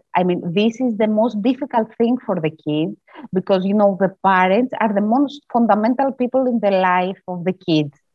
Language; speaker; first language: English; non-native, fluent; Greek